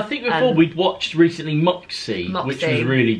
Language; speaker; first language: English; native; English